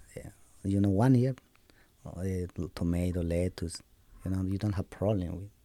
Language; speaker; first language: English; non-native, learner; Spanish